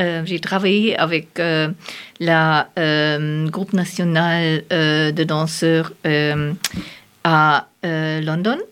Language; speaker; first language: French; non-native, learner; German